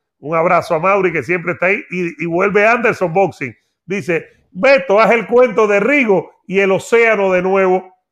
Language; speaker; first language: Spanish; native; Spanish